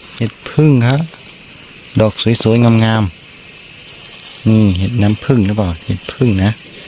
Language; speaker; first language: Thai; non-native, local second language; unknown